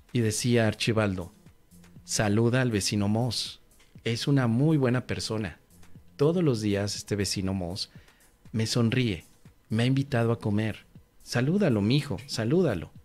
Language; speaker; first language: Spanish; native; Spanish